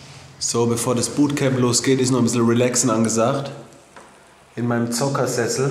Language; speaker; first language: German; native; German